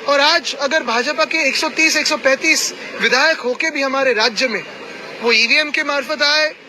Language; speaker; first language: Hindi; non-native, local second language; Marathi